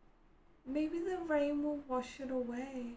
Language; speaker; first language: English; native; English